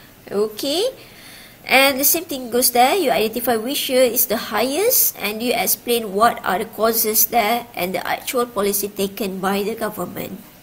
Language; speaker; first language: English; non-native, local second language; Malay